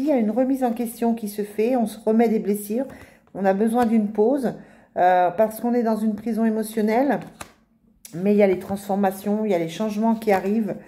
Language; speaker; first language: French; native; French